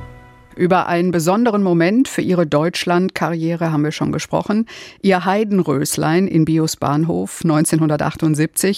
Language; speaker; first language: German; native; German